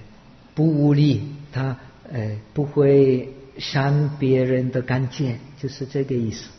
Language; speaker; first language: Chinese; non-native, fluent; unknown